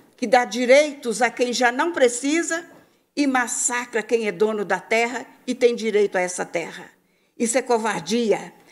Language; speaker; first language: Portuguese; native; Portuguese